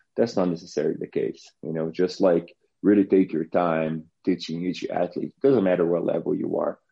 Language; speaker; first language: English; non-native, fluent; Portuguese